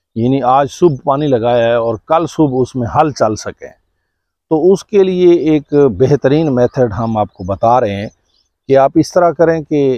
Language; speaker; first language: Urdu; non-native, local second language; Saraiki